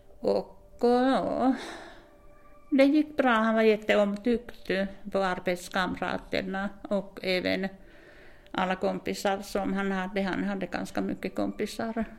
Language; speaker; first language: Swedish; non-native, fluent; Finnish